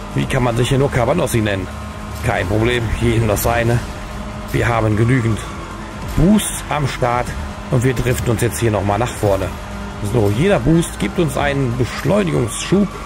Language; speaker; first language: German; native; German